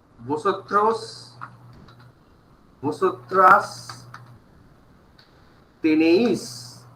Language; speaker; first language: Spanish; non-native, fluent; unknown